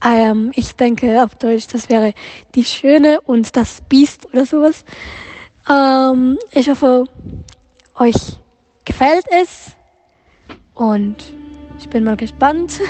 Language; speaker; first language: German; non-native, fluent; Spanish